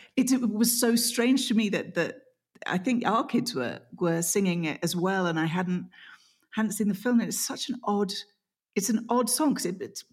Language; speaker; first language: English; native; English